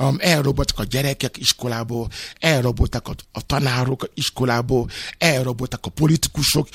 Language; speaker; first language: Hungarian; non-native, learner; Yoruba